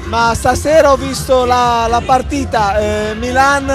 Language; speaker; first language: Italian; non-native, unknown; French